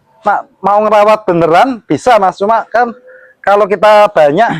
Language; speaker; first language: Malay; non-native, local second language; Javanese